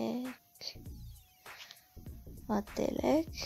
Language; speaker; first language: Polish; early bilingual, heritage; Polish